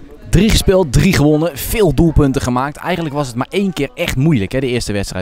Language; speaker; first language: Dutch; native; Dutch